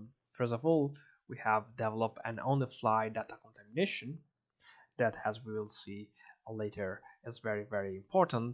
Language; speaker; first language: English; non-native, fluent; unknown